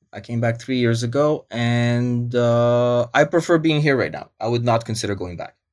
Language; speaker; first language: English; early bilingual, other home language; Polish